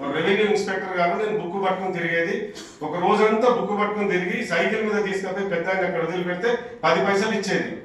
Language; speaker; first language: Telugu; non-native, local second language; Urdu